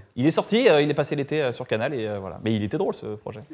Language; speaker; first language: French; native; French